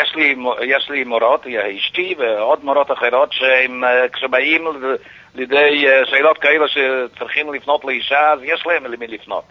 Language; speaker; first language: Hebrew; non-native, fluent; Yiddish